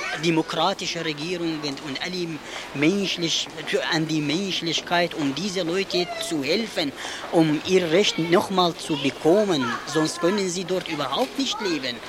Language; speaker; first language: German; non-native, learner; Kurdish